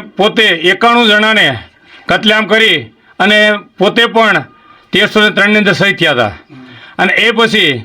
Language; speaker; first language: Gujarati; native; Gujarati